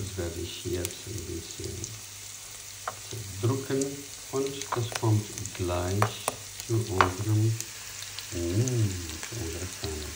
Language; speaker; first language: German; non-native, fluent; Portuguese